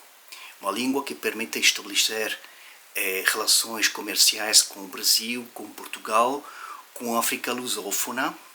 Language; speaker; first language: Portuguese; non-native, fluent; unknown